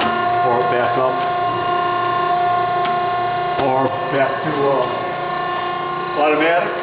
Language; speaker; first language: English; native; English